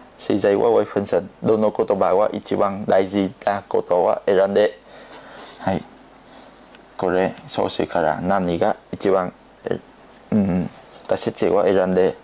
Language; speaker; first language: Japanese; non-native, learner; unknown